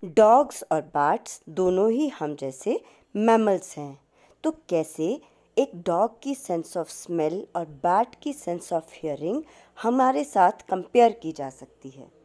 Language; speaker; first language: Hindi; native; Hindi